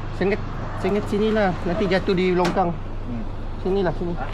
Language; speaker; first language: Malay; native; Malay